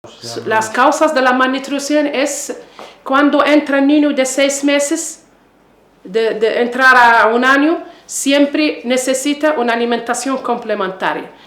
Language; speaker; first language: Spanish; non-native, fluent; Arabic